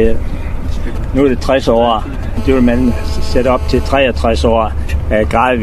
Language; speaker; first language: Danish; native; Danish